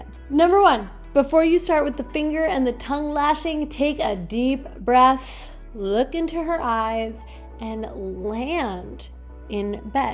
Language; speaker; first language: English; native; English